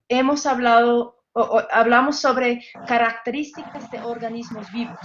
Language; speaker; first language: Spanish; non-native, fluent; English